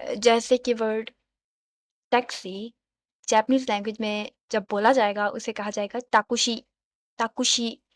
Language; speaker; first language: Urdu; native; Urdu